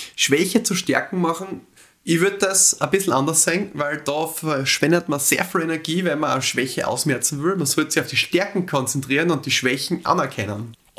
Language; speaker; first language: German; native; German